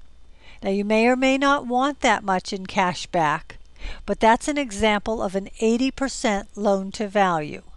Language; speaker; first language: English; native; English